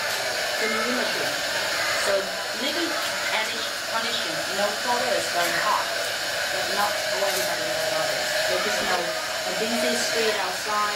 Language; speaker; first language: English; non-native, learner; Vietnamese